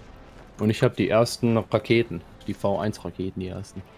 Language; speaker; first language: German; native; German